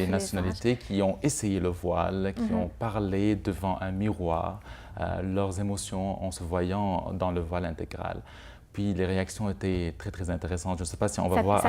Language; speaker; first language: French; non-native, local second language; Arabic